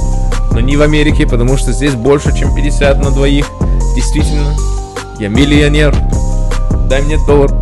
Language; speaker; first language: Russian; early bilingual, heritage; Russian